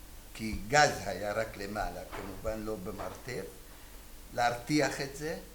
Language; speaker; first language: Hebrew; non-native, fluent; Hungarian